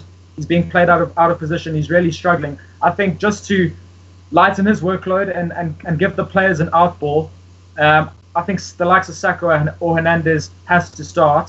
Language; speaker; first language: English; native; English